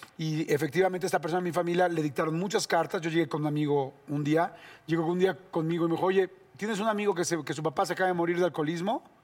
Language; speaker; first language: Spanish; native; Spanish